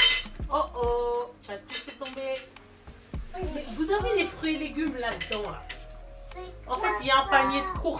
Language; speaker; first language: French; native; French